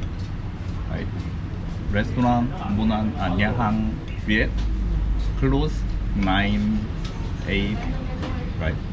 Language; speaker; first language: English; non-native, learner; Korean